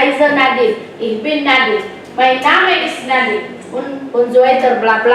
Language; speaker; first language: German; non-native, learner; Indonesian